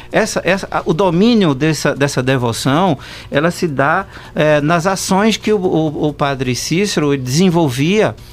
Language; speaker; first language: Portuguese; native; Portuguese